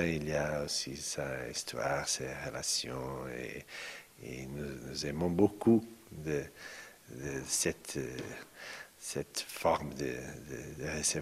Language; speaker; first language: French; non-native, fluent; Portuguese